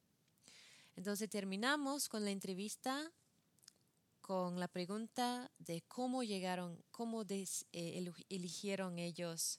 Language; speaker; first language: Spanish; non-native, fluent; English